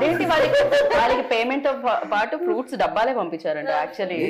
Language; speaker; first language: Telugu; native; Telugu